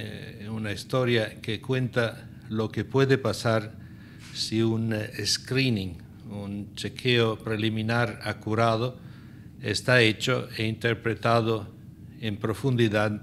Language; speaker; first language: Spanish; non-native, fluent; Italian